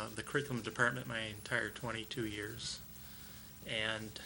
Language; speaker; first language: English; native; English